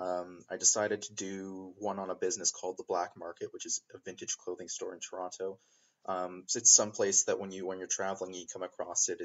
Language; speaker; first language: English; native; English